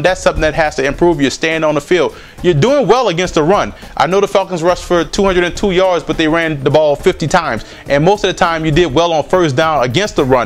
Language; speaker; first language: English; native; English